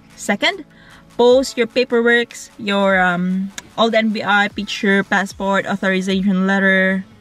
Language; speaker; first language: English; non-native, local second language; Cebuano